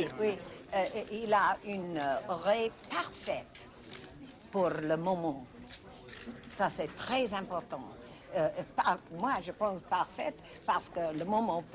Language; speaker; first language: French; non-native, fluent; English